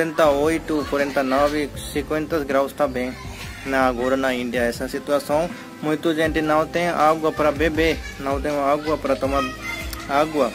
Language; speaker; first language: Portuguese; non-native, learner; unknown